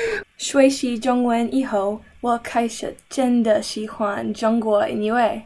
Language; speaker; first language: Chinese; non-native, learner; English